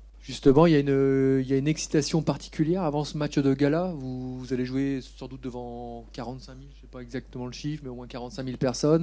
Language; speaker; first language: French; native; French